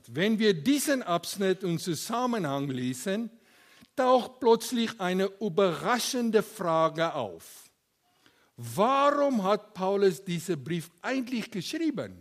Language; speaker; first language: German; non-native, learner; Afrikaans